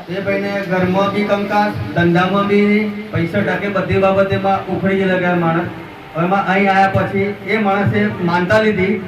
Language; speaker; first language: Gujarati; native; Gujarati